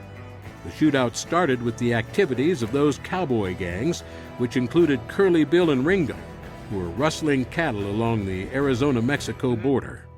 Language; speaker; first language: English; native; English